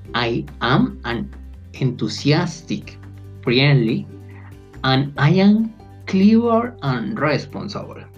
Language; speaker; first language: English; non-native, learner; Spanish